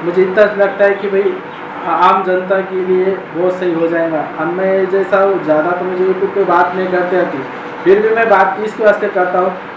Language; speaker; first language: Hindi; non-native, local second language; Marathi